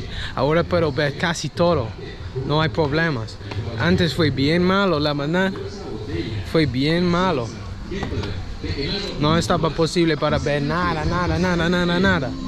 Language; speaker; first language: Spanish; non-native, fluent; English